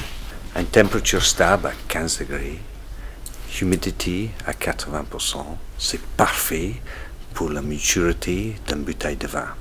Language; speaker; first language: French; non-native, fluent; English